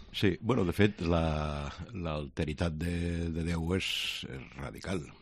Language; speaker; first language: Catalan; native; Catalan